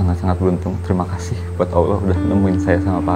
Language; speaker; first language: Indonesian; native; Indonesian